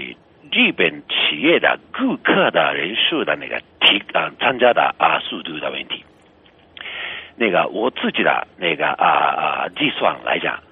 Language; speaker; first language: Chinese; non-native, fluent; Japanese